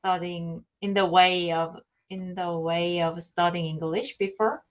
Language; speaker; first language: English; non-native, learner; Korean